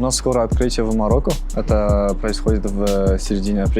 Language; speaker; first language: Russian; non-native, local second language; Uzbek